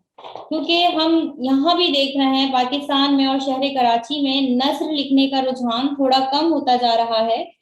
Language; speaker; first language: Urdu; native; Urdu